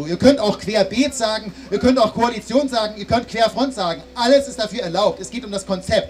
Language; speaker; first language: German; native; German